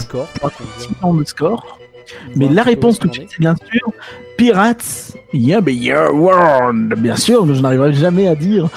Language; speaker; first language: French; native; French